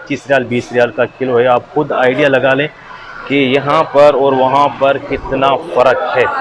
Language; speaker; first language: Hindi; native; Hindi